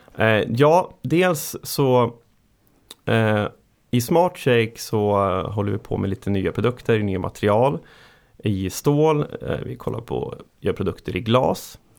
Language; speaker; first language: Swedish; native; Swedish